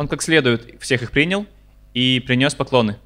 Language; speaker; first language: Russian; native; Russian